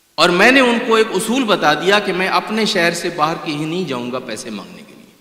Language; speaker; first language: Urdu; non-native, local second language; Punjabi